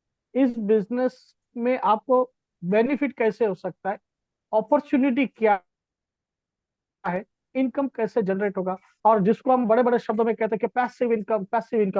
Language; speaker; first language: Hindi; native; Hindi